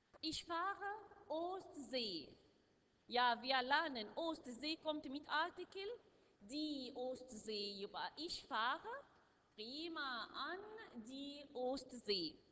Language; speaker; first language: German; non-native, learner; Arabic